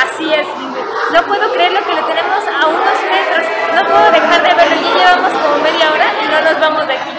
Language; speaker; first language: Spanish; native; Spanish